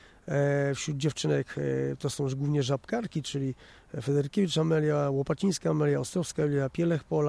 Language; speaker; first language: Polish; native; Polish